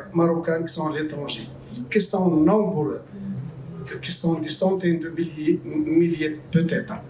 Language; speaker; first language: French; non-native, local second language; Arabic